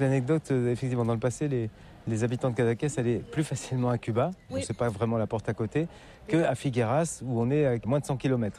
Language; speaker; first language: French; native; French